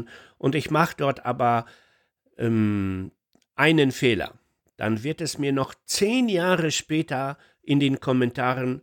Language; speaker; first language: German; non-native, fluent; Polish